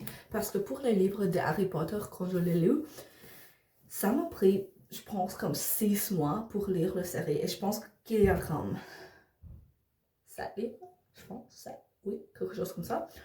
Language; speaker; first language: French; non-native, learner; English